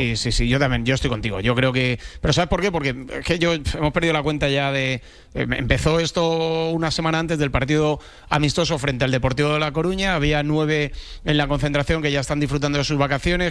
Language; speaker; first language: Spanish; native; Spanish